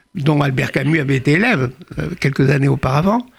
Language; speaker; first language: French; native; French